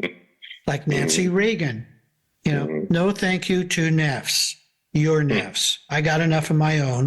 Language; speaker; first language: English; native; English